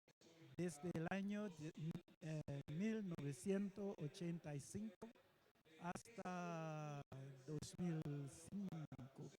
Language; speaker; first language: Spanish; non-native, learner; Papiamento